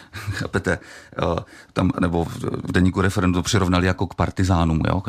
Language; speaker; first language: Czech; native; Czech